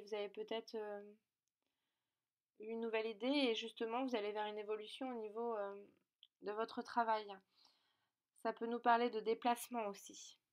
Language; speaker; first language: French; native; French